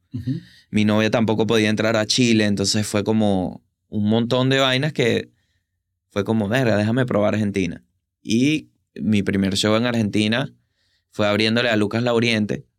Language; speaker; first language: Spanish; native; Spanish